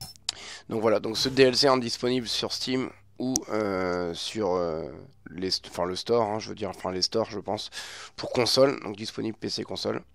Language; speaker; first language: French; native; French